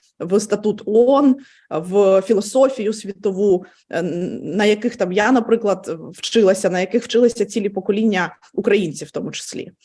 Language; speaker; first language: Ukrainian; native; Ukrainian